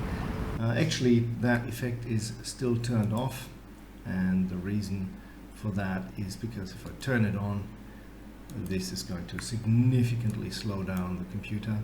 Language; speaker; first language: English; native; English